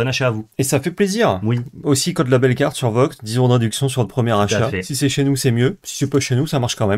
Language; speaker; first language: French; native; French